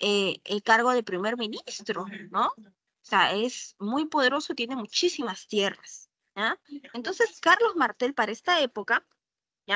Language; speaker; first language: Spanish; native; Spanish